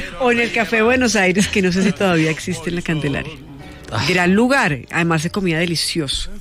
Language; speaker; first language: Spanish; native; Spanish